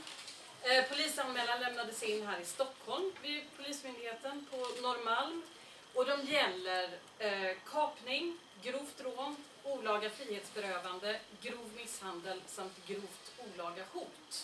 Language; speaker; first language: Swedish; native; Swedish